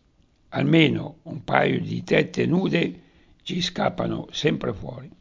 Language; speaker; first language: Italian; native; Italian